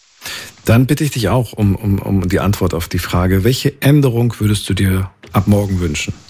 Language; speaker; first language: German; native; German